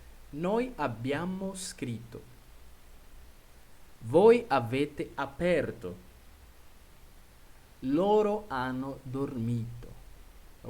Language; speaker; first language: Italian; non-native, fluent; Portuguese